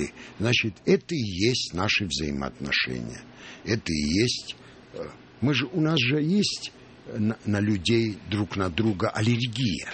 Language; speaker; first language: Russian; non-native, local second language; Armenian